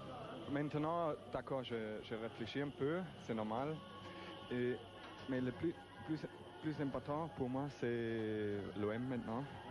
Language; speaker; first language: French; non-native, fluent; German